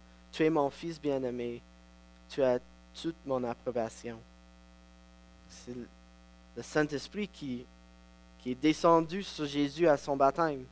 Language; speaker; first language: French; non-native, local second language; English